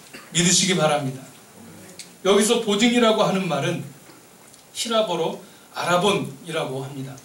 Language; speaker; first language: Korean; native; Korean